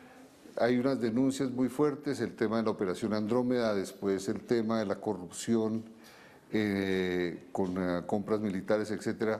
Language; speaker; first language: Spanish; native; Spanish